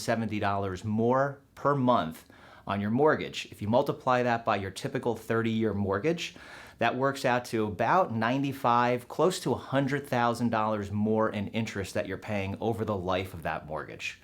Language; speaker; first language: English; native; English